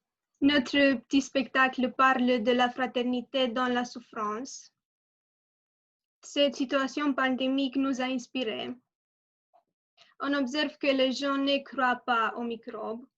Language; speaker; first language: French; non-native, learner; Romanian